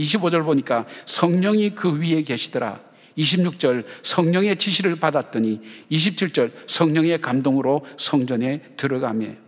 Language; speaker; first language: Korean; native; Korean